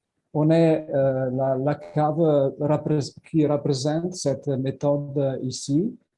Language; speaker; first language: French; non-native, fluent; Italian